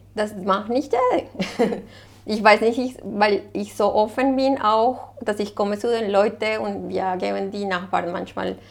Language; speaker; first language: German; non-native, fluent; Spanish